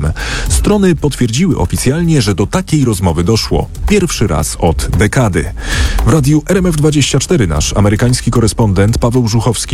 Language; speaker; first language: Polish; native; Polish